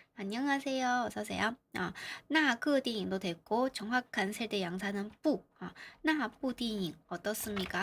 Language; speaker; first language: Korean; non-native, fluent; Chinese